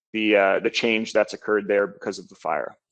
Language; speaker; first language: English; native; English